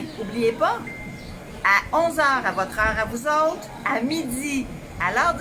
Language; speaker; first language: French; native; French